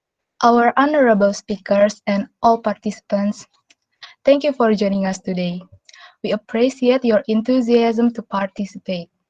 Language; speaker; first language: English; non-native, local second language; Indonesian